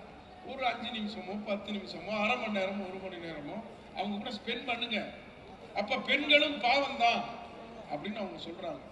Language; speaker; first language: Tamil; native; Tamil